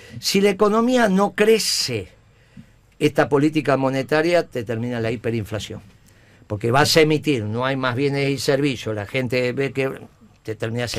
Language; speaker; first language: Spanish; native; Spanish